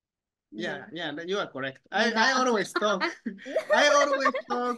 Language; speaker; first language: English; non-native, learner; Japanese